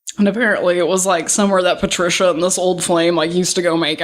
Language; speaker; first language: English; native; English